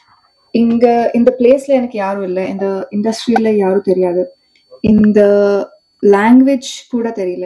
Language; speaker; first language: Tamil; non-native, learner; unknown